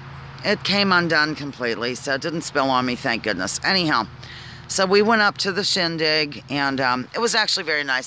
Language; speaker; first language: English; native; English